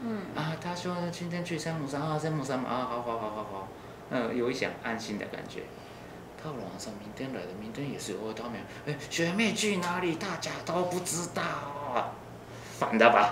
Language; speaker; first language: Chinese; non-native, learner; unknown